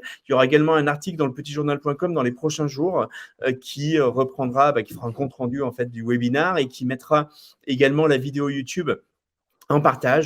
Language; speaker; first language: French; native; French